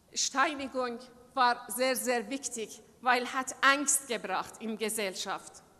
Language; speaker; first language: German; non-native, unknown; Persian